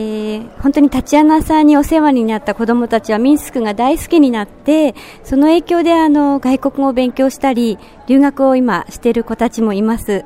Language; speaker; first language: Japanese; native; Japanese